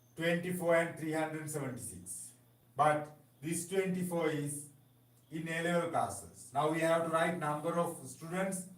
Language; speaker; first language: English; non-native, local second language; Sinhala